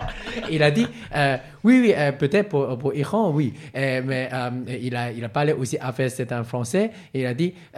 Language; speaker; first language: French; non-native, learner; Cantonese